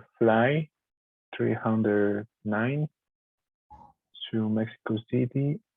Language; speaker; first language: English; non-native, learner; Spanish